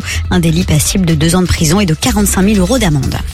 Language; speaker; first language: French; native; French